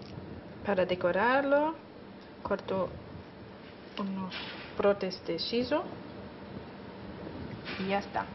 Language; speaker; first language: Spanish; non-native, fluent; German